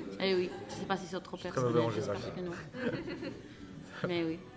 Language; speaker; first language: French; non-native, learner; Spanish